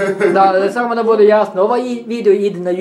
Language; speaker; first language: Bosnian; non-native, learner; Norwegian